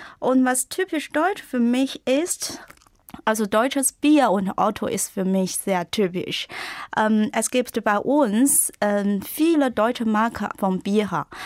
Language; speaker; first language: German; non-native, fluent; Chinese